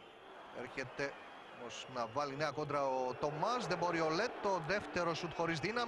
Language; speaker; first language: Greek; native; Greek